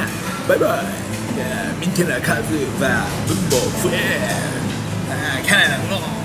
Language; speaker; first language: Vietnamese; non-native, learner; Japanese